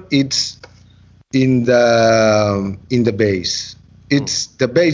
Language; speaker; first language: English; non-native, learner; Catalan